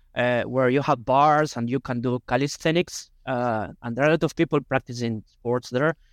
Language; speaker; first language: English; non-native, fluent; Spanish